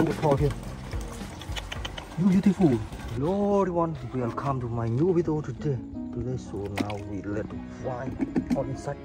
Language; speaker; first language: English; non-native, learner; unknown